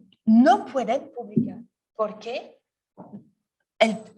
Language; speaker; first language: Spanish; non-native, learner; French